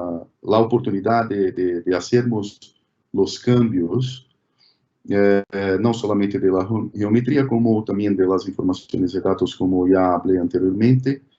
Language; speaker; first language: Spanish; non-native, fluent; Portuguese